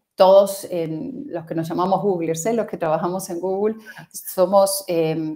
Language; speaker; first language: Spanish; native; Spanish